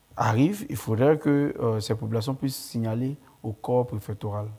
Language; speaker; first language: French; non-native, local second language; Mandingo